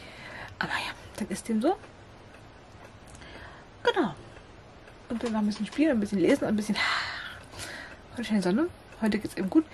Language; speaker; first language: German; native; German